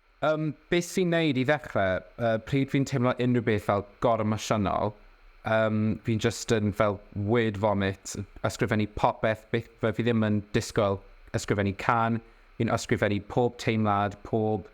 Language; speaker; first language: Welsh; non-native, local second language; English